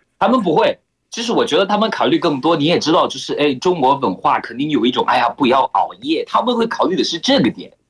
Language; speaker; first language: Chinese; non-native, fluent; French